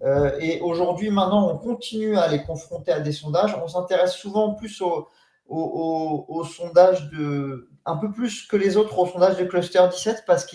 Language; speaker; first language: French; native; French